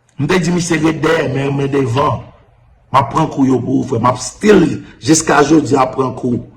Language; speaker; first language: Haitian Creole; early bilingual, heritage; Haitian Creole